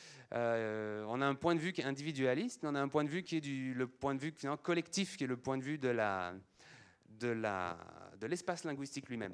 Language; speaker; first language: French; native; French